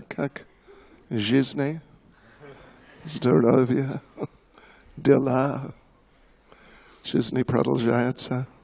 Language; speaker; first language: Russian; non-native, learner; English